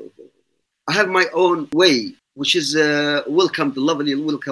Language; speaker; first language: English; non-native, fluent; Arabic